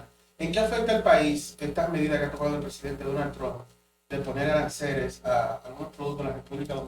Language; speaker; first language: Spanish; native; Spanish